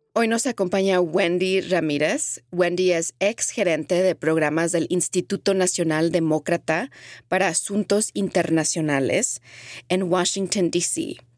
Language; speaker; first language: Spanish; early bilingual, heritage; Spanish